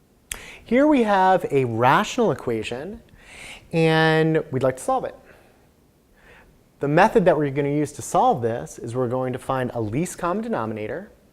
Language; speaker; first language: English; native; English